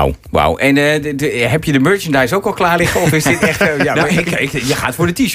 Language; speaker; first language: Dutch; native; Dutch